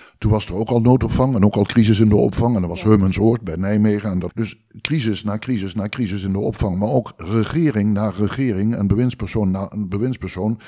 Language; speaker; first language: Dutch; native; Dutch